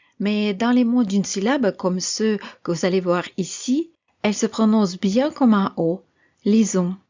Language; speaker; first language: French; non-native, fluent; Russian